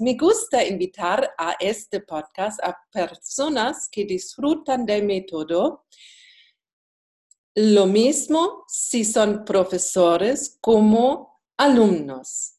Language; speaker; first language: Spanish; non-native, fluent; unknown